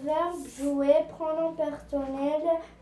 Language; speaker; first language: French; non-native, learner; Arabic